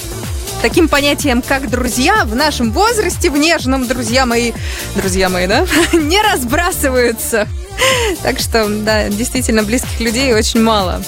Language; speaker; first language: Russian; native; Russian